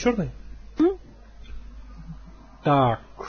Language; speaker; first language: Russian; native; Russian